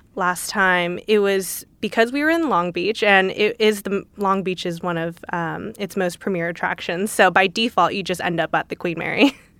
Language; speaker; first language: English; native; English